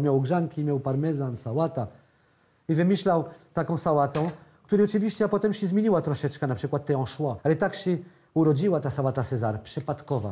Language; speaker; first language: Polish; non-native, learner; French